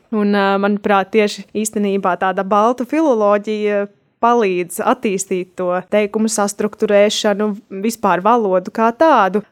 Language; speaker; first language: Latvian; native; Latvian